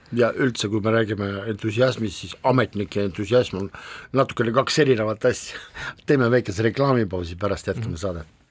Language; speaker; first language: Estonian; non-native, local second language; Russian